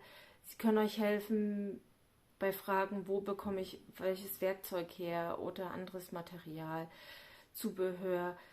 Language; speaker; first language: German; native; German